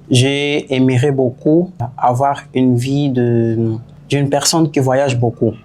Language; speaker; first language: French; non-native, learner; Portuguese